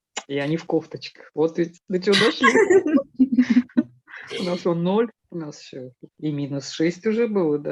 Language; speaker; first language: Russian; native; Russian